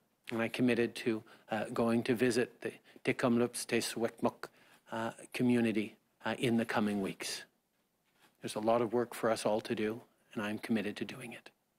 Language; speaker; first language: English; native; English